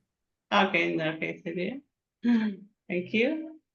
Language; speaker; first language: English; non-native, fluent; Spanish